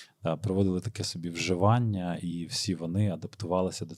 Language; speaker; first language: Ukrainian; native; Ukrainian